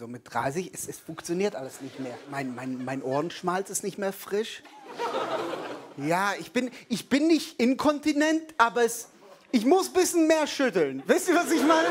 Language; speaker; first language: German; non-native, fluent; Hebrew